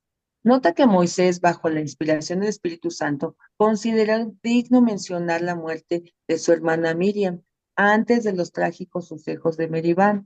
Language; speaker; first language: Spanish; native; Spanish